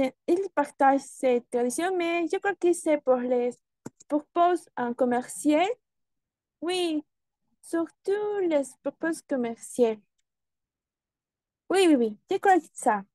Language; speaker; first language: French; non-native, learner; Spanish